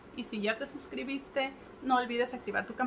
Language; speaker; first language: Spanish; native; Spanish